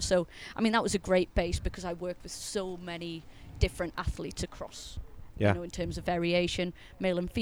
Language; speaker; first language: English; native; English